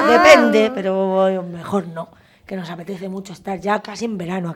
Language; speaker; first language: Spanish; native; Spanish